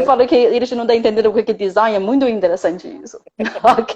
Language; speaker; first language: Portuguese; non-native, fluent; Chinese